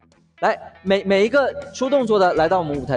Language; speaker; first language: Chinese; native; Chinese